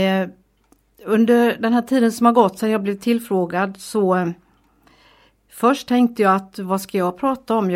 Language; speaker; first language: Swedish; native; Swedish